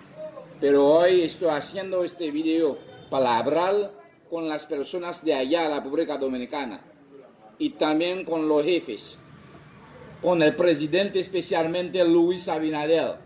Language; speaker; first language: Spanish; non-native, local second language; Haitian Creole